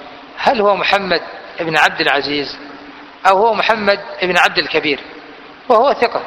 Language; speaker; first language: Arabic; native; Arabic